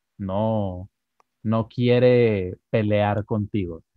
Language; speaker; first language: Spanish; native; Spanish